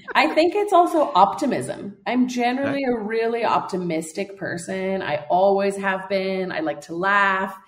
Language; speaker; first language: English; native; English